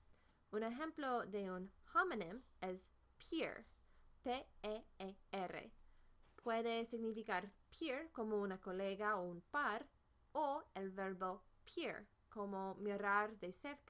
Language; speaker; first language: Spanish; non-native, fluent; English